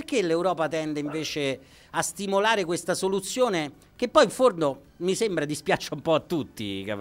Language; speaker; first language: Italian; native; Italian